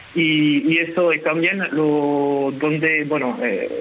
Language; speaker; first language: Spanish; non-native, fluent; French